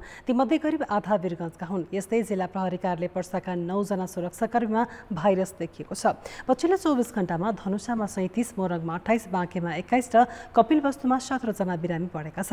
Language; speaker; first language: Nepali; native; Nepali